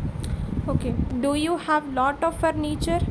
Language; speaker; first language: English; non-native, local second language; Punjabi